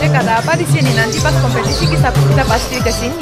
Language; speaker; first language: Indonesian; non-native, fluent; Romanian